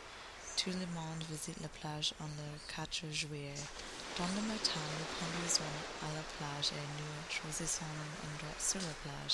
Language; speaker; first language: French; non-native, learner; English